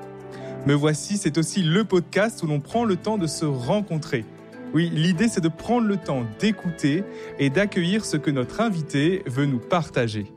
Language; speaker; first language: French; native; French